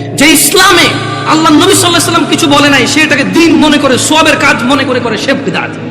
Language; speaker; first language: Bangla; early bilingual, heritage; Bangla